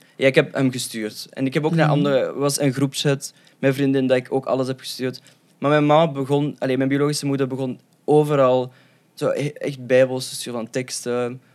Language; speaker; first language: Dutch; early bilingual, other home language; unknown